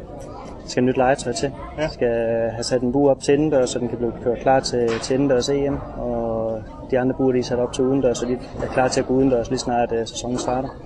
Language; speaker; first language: Danish; native; Danish